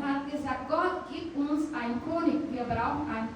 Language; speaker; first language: German; non-native, fluent; Portuguese